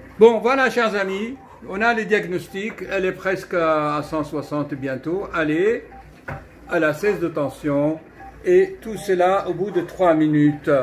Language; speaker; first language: French; native; French